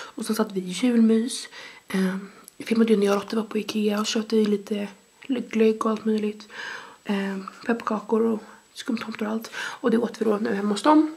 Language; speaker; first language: Swedish; native; Swedish